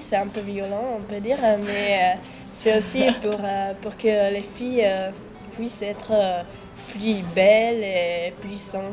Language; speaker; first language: French; non-native, fluent; Czech